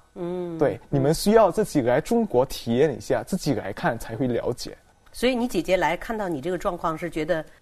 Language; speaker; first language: Chinese; non-native, fluent; Indonesian